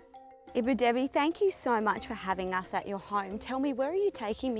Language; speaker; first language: English; native; English